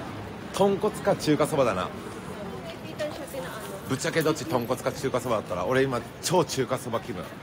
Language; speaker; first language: Japanese; native; Japanese